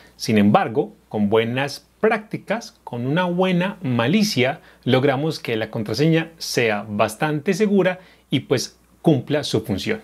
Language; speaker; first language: Spanish; native; Spanish